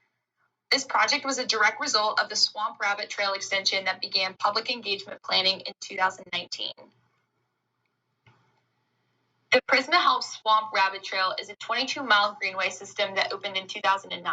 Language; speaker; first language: English; native; English